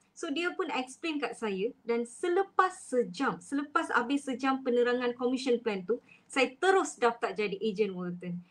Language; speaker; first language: Malay; non-native, local second language; Tamil